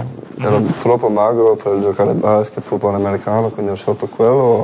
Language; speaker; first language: Italian; non-native, learner; English